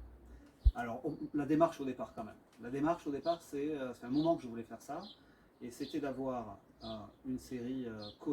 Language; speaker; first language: French; native; French